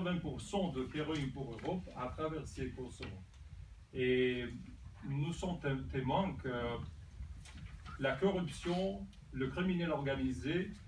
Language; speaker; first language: French; non-native, fluent; Serbian